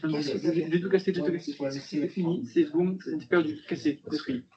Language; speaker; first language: French; native; French